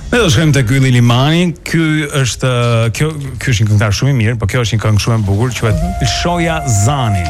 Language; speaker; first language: Albanian; native; Albanian